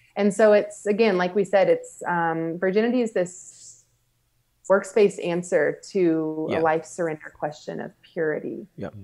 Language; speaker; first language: English; native; English